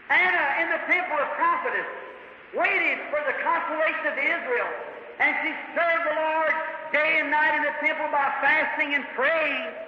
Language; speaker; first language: English; native; English